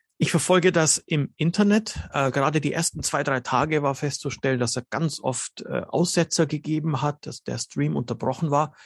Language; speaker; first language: German; early bilingual, other home language; Slovenian